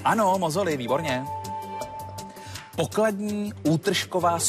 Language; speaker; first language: Czech; native; Czech